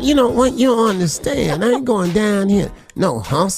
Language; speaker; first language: English; native; English